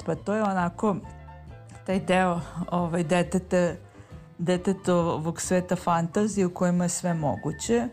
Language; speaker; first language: Serbian; native; Serbian